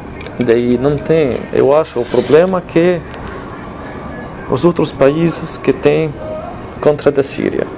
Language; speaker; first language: Portuguese; non-native, fluent; Arabic